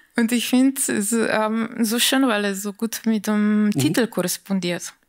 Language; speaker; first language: German; non-native, fluent; Slovenian